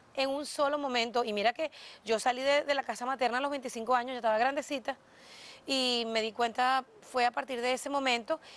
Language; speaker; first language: Spanish; native; Spanish